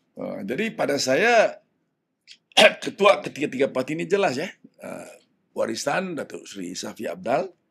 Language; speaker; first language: Malay; native; Malay